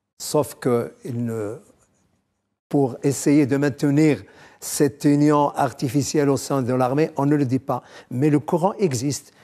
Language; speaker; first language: French; non-native, local second language; Arabic